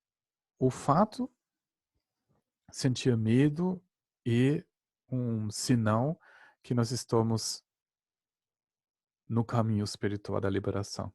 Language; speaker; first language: Portuguese; non-native, fluent; German